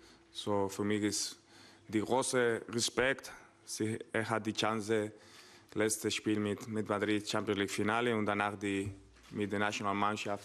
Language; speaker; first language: German; non-native, learner; Spanish